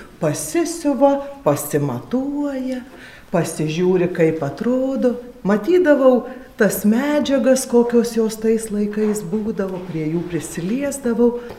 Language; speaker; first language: Lithuanian; native; Lithuanian